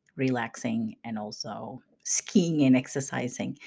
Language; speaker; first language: English; non-native, fluent; Swedish